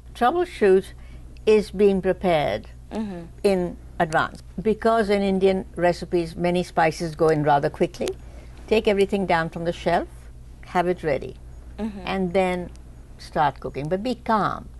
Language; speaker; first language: English; non-native, local second language; Hindi